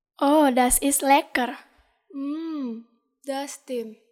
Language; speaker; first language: German; non-native, learner; Indonesian